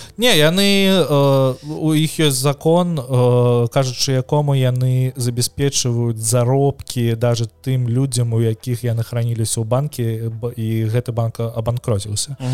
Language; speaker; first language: Belarusian; non-native, local second language; Russian